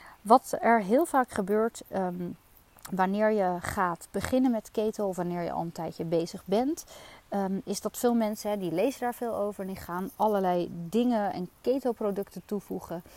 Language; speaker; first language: Dutch; native; Dutch